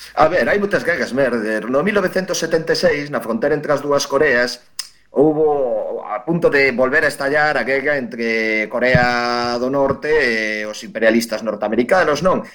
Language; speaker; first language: Galician; native; Galician